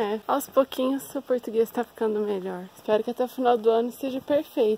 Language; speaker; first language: Portuguese; native; Portuguese